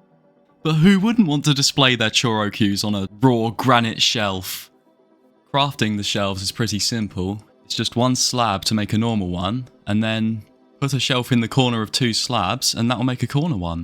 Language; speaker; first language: English; native; English